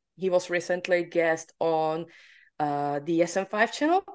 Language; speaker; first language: English; non-native, fluent; Czech